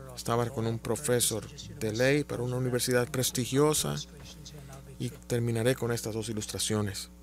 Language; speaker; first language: Spanish; non-native, fluent; Malayalam